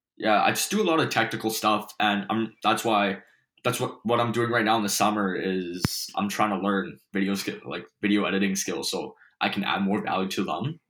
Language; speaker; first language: English; early bilingual, other home language; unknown